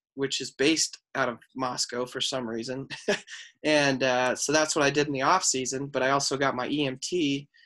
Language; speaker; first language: English; native; English